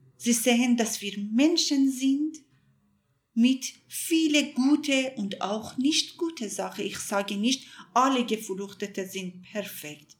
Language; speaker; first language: German; non-native, fluent; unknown